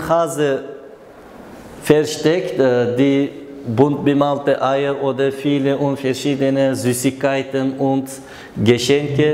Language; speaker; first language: German; non-native, learner; Uzbek